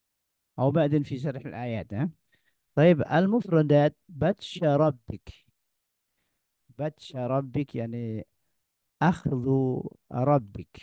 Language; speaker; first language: Arabic; non-native, fluent; Indonesian